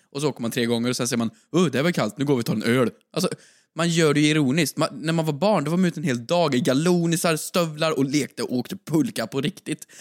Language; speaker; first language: Swedish; native; Swedish